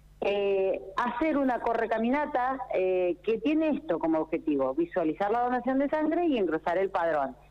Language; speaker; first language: Spanish; native; Spanish